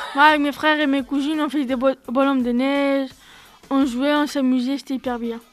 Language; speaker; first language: French; early bilingual, other home language; Romanian